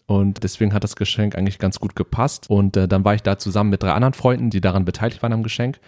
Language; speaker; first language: German; early bilingual, other home language; Vietnamese